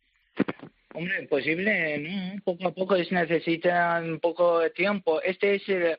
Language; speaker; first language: Spanish; non-native, learner; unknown